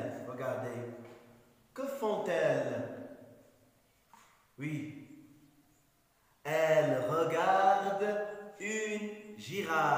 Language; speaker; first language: French; non-native, local second language; Arabic